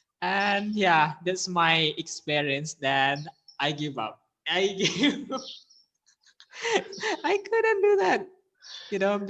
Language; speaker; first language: English; non-native, learner; Indonesian